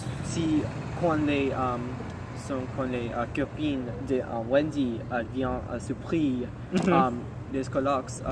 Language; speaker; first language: French; non-native, learner; English